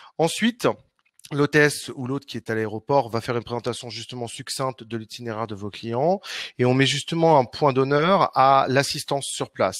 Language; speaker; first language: French; native; French